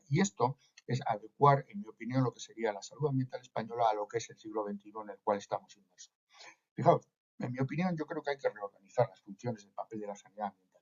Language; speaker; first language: Spanish; native; Spanish